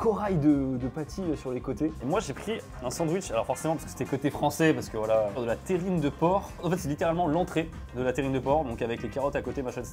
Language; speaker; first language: French; native; French